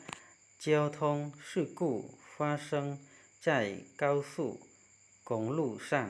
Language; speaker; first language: Chinese; non-native, fluent; Khmer